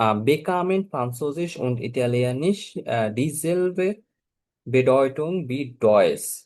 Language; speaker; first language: German; non-native, fluent; Bangla